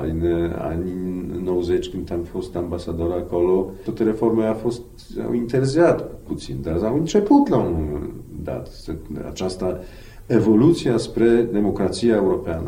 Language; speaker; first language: Romanian; non-native, fluent; Polish